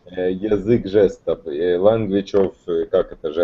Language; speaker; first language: Russian; native; Russian